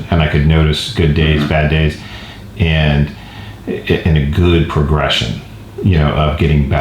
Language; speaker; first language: English; native; English